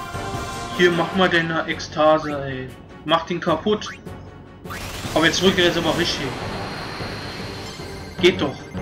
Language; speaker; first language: German; native; German